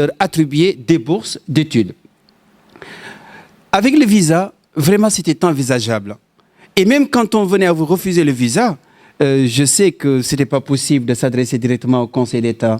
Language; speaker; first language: French; non-native, local second language; Wolof